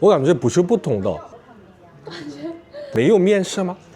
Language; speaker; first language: Chinese; non-native, learner; Korean